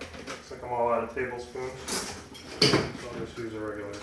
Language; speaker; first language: English; native; English